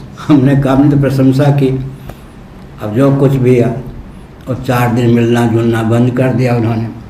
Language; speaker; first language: Hindi; non-native, local second language; Maithili